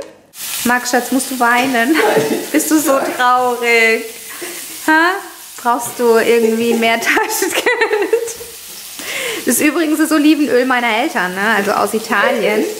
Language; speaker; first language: German; native; German